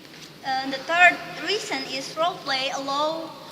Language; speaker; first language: English; non-native, learner; Indonesian